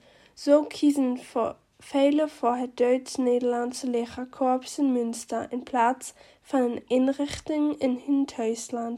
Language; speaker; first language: Dutch; non-native, learner; German